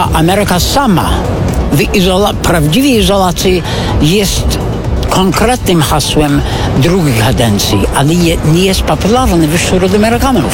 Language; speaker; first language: Polish; non-native, fluent; English